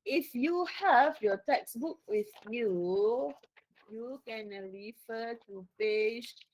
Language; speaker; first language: English; non-native, local second language; Malay